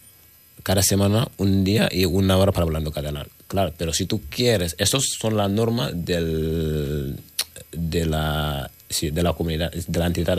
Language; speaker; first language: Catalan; non-native, learner; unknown